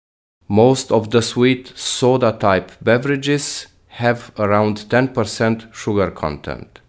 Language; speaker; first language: English; non-native, fluent; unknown